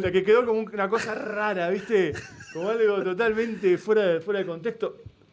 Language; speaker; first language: Spanish; native; Spanish